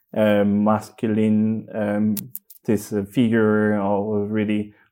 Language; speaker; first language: English; non-native, fluent; Korean